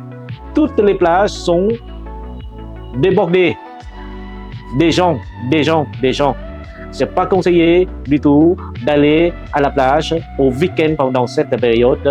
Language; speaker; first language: French; non-native, fluent; Vietnamese